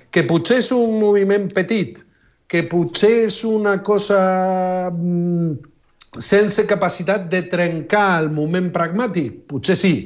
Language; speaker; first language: Catalan; non-native, fluent; Spanish